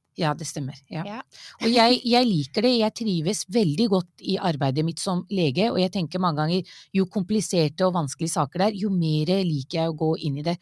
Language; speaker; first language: Norwegian; early bilingual, other home language; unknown